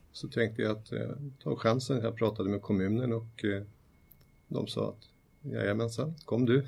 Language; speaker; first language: Swedish; native; Swedish